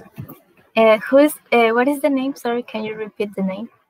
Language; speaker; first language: English; non-native, learner; Spanish